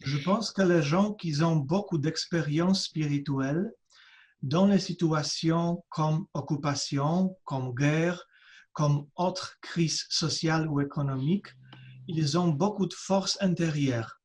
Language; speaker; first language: French; non-native, fluent; Polish